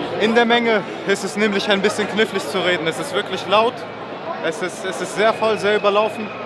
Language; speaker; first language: German; native; German